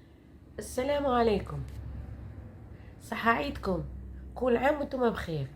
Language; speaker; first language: Arabic; native; Arabic